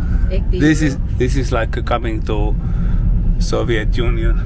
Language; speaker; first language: English; non-native, learner; Finnish